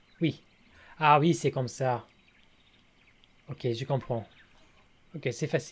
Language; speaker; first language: French; non-native, learner; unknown